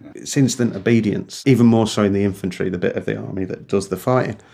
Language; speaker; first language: English; native; English